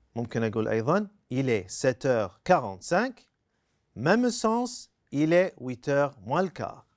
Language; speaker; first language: French; non-native, fluent; Arabic